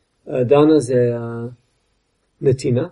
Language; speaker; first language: Hebrew; non-native, fluent; English